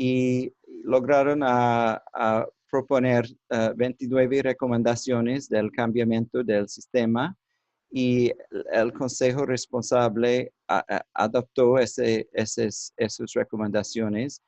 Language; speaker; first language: Spanish; non-native, learner; English